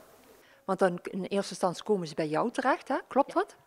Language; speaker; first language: Dutch; native; Dutch